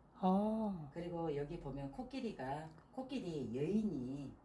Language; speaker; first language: Korean; native; Korean